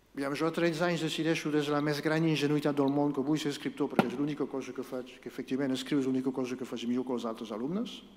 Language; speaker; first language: Catalan; non-native, local second language; French